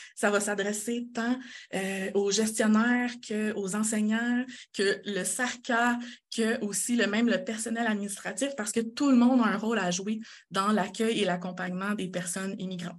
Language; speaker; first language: French; native; French